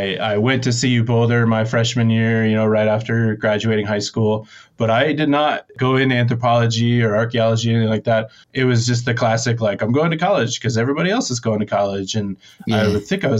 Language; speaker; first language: English; native; English